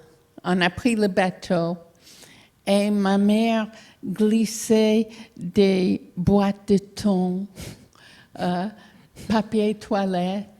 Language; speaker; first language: French; non-native, fluent; English